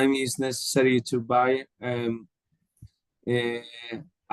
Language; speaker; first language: English; non-native, learner; Spanish